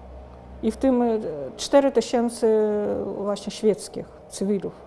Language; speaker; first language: Polish; non-native, fluent; Russian